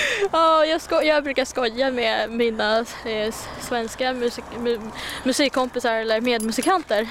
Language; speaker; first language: Swedish; non-native, fluent; Chinese